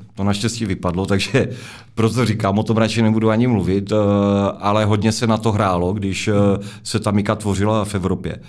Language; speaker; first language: Czech; native; Czech